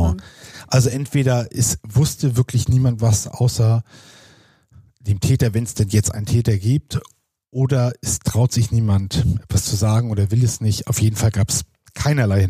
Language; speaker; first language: German; native; German